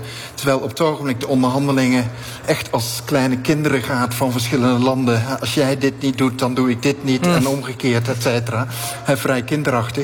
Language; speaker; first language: Dutch; native; Dutch